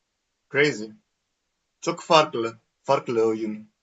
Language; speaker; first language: Turkish; non-native, learner; Greek